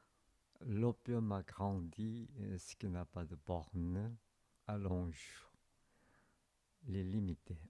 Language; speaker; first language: French; non-native, learner; Korean